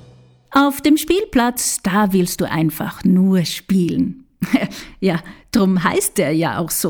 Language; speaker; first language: German; native; German